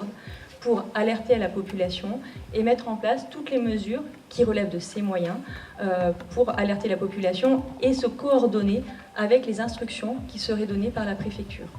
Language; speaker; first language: French; native; French